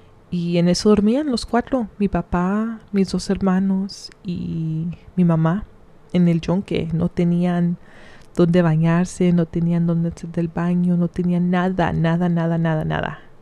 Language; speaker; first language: Spanish; early bilingual, heritage; Spanish